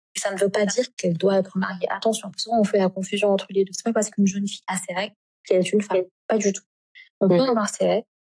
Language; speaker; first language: French; non-native, local second language; Wolof